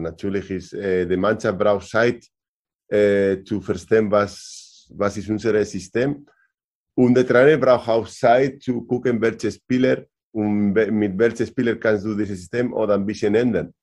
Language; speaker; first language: German; non-native, learner; Spanish